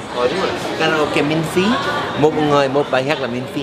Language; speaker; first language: Vietnamese; non-native, learner; Korean